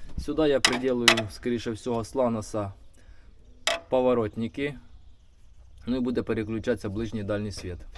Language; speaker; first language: Ukrainian; native; Ukrainian